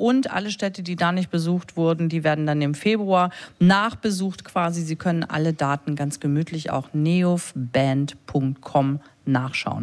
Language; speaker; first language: German; native; German